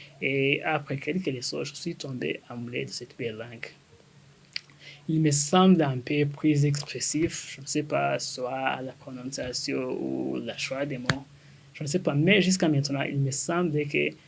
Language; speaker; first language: French; non-native, local second language; Kinyarwanda